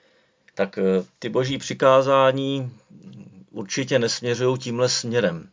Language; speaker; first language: Czech; native; Czech